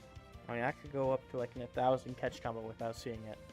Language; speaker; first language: English; native; English